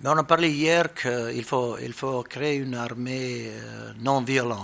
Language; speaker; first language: French; non-native, learner; Bosnian